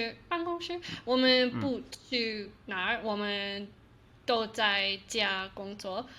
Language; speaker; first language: Chinese; non-native, learner; English